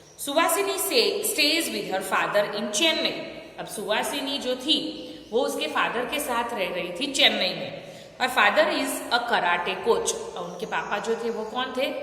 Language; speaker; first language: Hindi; non-native, local second language; Gujarati